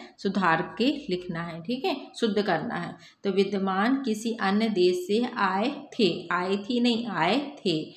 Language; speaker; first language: Hindi; native; Hindi